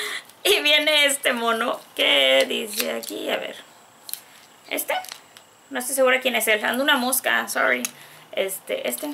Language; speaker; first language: Spanish; native; Spanish